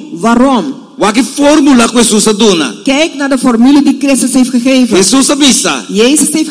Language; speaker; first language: Dutch; non-native, fluent; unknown